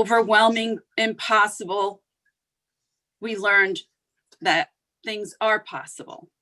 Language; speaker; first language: English; native; English